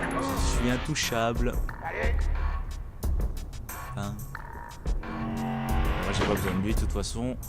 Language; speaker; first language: French; native; French